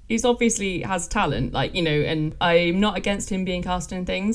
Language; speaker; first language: English; native; English